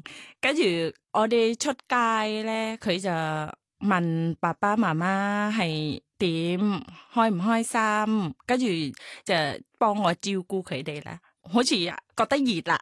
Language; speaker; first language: Cantonese; non-native, fluent; Thai